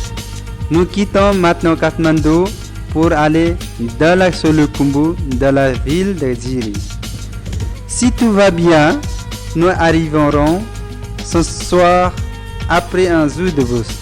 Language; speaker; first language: French; non-native, learner; Sherpa